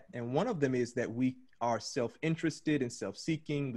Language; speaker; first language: English; native; English